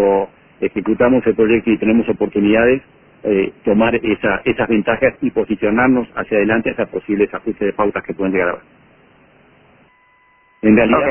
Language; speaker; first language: Spanish; native; Spanish